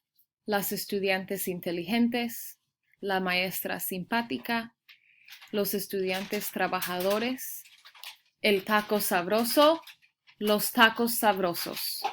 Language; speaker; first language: Spanish; early bilingual, heritage; Spanish